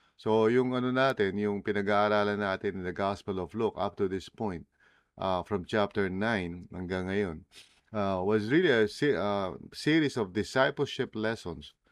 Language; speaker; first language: English; non-native, local second language; Filipino